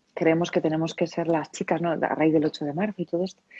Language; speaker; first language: Spanish; non-native, local second language; Basque